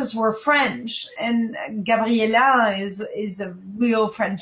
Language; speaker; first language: English; non-native, local second language; Dutch